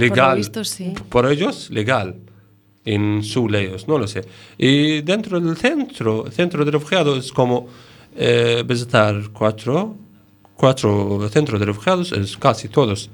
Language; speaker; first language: Spanish; non-native, learner; Arabic